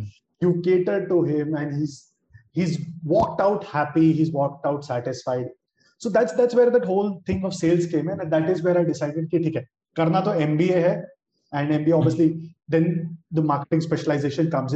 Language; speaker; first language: English; non-native, local second language; Hindi